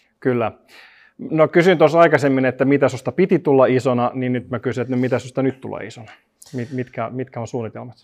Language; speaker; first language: Finnish; non-native, local second language; Swedish